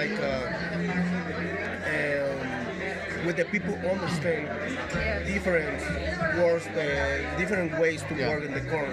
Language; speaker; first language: English; non-native, learner; Spanish